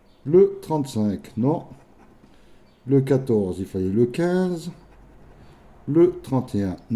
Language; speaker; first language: French; native; French